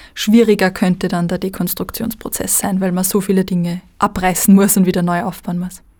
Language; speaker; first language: German; native; German